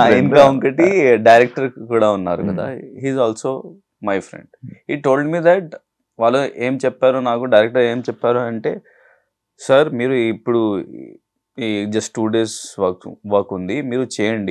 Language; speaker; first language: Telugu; non-native, learner; Hindi